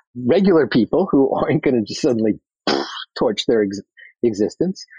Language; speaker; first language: English; native; English